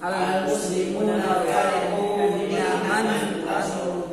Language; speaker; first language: Arabic; non-native, learner; Indonesian